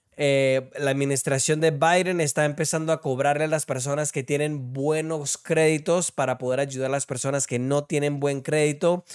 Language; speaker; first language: Spanish; early bilingual, heritage; Spanish